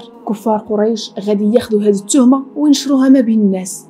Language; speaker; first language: Arabic; native; Arabic